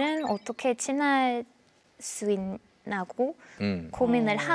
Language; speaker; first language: Korean; non-native, fluent; English